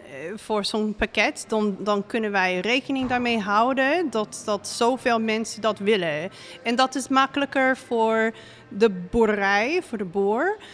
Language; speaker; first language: Dutch; non-native, fluent; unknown